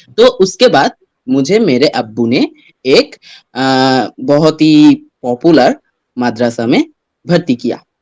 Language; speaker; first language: Hindi; non-native, fluent; Bangla